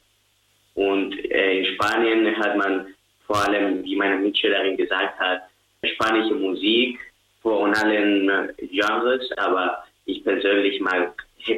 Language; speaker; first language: German; non-native, learner; Spanish